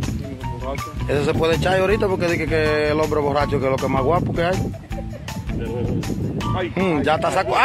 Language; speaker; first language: Spanish; native; Spanish